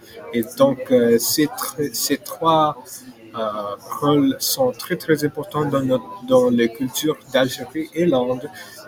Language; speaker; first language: French; non-native, learner; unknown